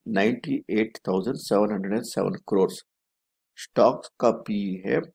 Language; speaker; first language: Hindi; non-native, local second language; Telugu